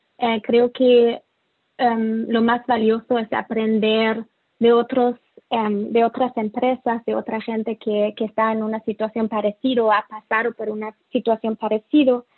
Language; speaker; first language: Spanish; non-native, fluent; German